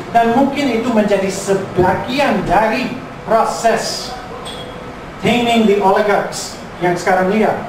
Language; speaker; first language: Indonesian; non-native, fluent; English